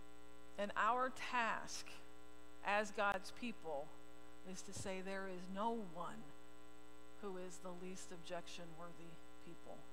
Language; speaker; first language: English; native; English